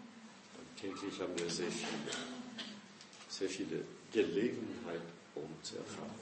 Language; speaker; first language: German; non-native, fluent; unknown